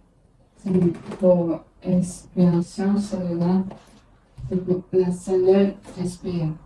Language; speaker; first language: French; non-native, learner; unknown